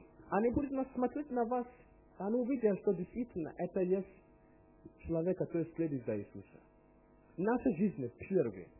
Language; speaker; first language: Russian; non-native, learner; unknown